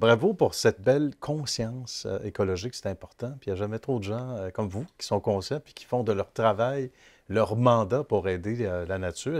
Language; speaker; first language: French; native; French